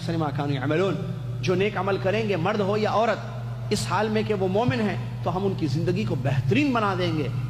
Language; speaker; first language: Urdu; native; Urdu